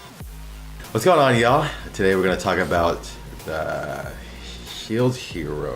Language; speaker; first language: English; native; English